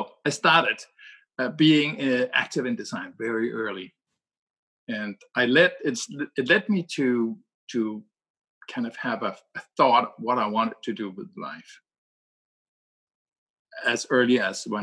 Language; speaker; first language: English; non-native, fluent; Danish